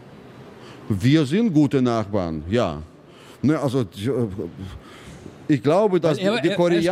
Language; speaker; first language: German; non-native, fluent; Russian